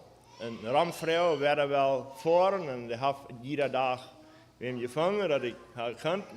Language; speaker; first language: German; non-native, learner; Low German